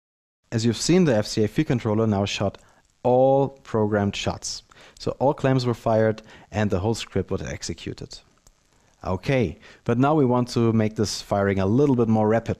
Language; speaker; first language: English; non-native, fluent; German